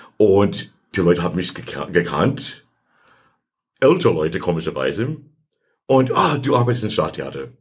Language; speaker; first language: German; non-native, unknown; English